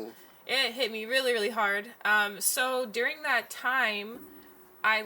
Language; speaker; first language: English; native; English